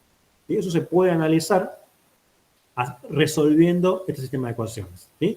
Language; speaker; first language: Spanish; native; Spanish